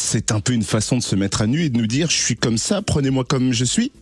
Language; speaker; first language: French; native; French